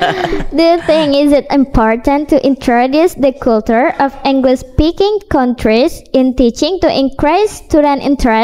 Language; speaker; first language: English; non-native, learner; Indonesian